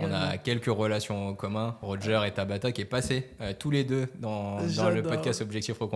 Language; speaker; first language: French; native; French